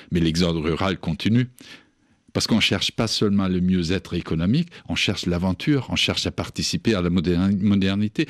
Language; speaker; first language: French; non-native, fluent; English